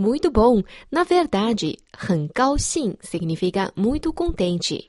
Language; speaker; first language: Portuguese; non-native, fluent; Chinese